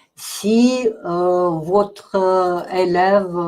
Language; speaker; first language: French; non-native, fluent; Russian